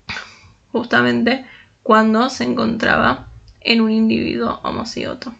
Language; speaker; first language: Spanish; native; Spanish